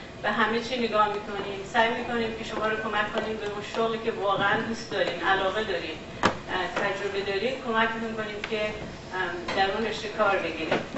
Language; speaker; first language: Persian; native; Persian